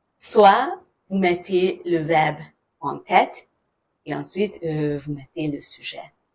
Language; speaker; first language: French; non-native, fluent; German